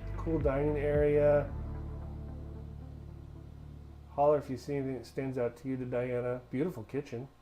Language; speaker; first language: English; native; English